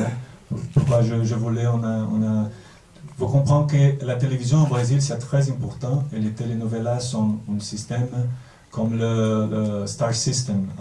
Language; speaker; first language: French; non-native, fluent; Portuguese